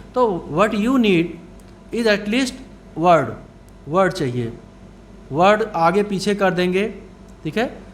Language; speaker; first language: Hindi; native; Hindi